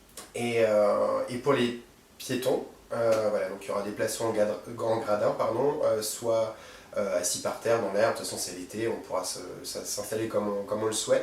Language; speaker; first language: French; native; French